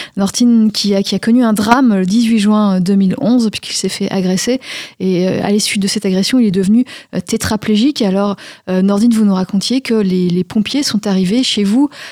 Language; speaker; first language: French; native; French